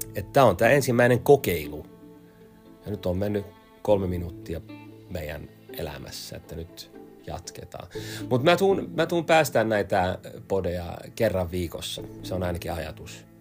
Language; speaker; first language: Finnish; early bilingual, heritage; Swedish